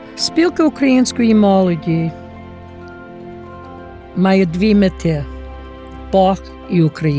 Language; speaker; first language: Ukrainian; early bilingual, heritage; Ukrainian